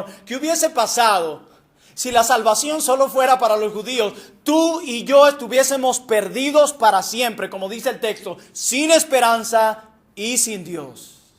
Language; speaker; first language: Spanish; native; Spanish